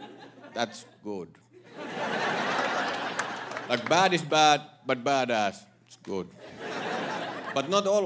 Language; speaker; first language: English; non-native, fluent; Finnish